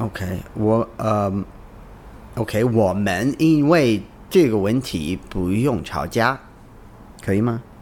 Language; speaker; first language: Chinese; non-native, learner; English